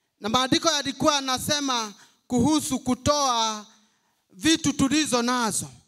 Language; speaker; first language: Swahili; non-native, local second language; Kikuyu